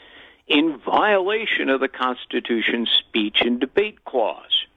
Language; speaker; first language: English; native; English